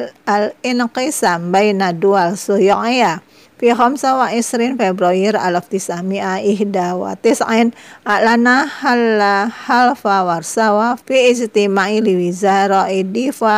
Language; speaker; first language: Arabic; non-native, fluent; Indonesian